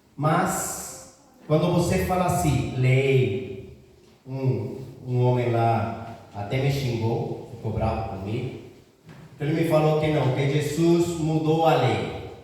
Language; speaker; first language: Portuguese; non-native, fluent; Spanish